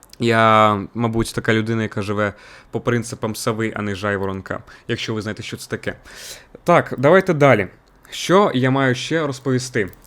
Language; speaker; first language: Ukrainian; non-native, local second language; Russian